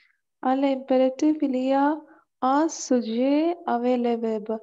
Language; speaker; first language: French; non-native, learner; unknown